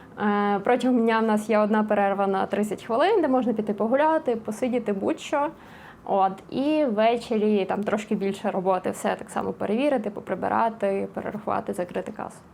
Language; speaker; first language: Ukrainian; native; Ukrainian